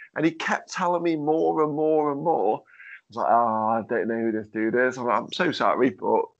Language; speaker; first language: English; native; English